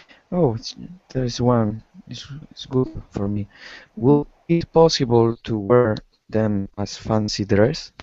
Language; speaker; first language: English; non-native, learner; Spanish